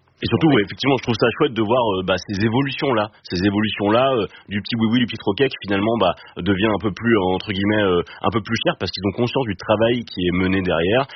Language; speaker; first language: French; native; French